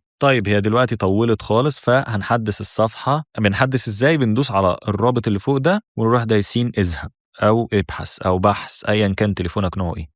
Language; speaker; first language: Arabic; native; Arabic